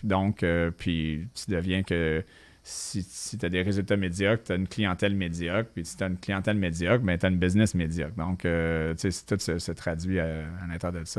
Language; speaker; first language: French; native; French